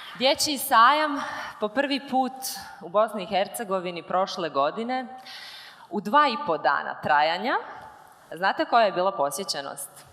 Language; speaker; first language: Croatian; native; Croatian